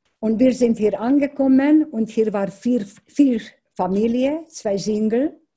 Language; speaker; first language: German; non-native, fluent; Hungarian